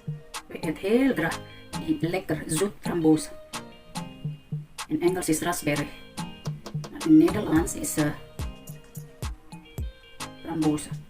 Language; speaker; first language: Dutch; non-native, learner; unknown